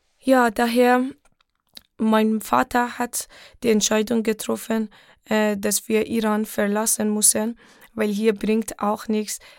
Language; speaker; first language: German; non-native, fluent; Persian